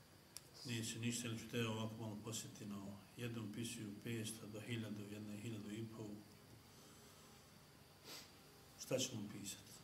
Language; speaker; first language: Bosnian; native; Bosnian